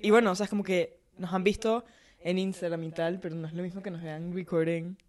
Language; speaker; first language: Spanish; native; Spanish